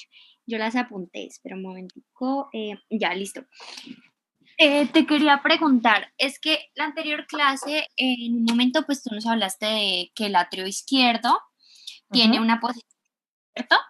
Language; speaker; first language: Spanish; native; Spanish